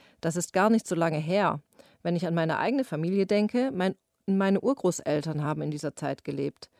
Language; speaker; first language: German; native; German